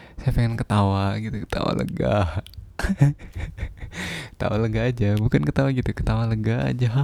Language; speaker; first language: Indonesian; non-native, local second language; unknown